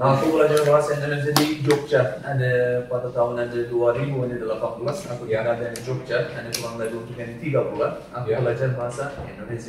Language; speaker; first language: Indonesian; non-native, learner; Turkish